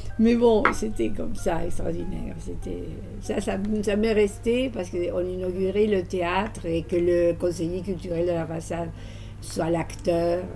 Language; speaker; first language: French; non-native, fluent; Spanish